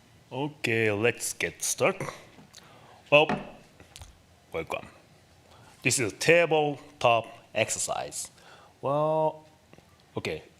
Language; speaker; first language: English; non-native, learner; Japanese